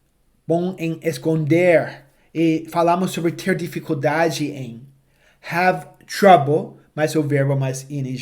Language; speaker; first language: Portuguese; non-native, fluent; English